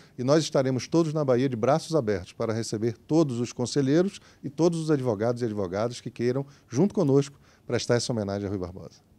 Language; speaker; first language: Portuguese; native; Portuguese